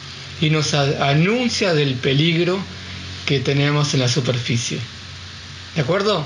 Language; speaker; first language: Spanish; native; Spanish